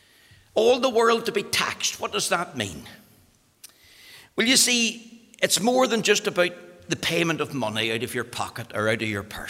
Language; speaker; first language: English; native; English